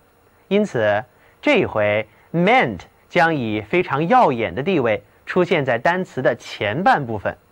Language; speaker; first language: Chinese; native; Chinese